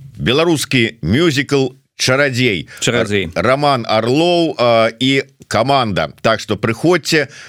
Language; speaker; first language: Belarusian; native; Belarusian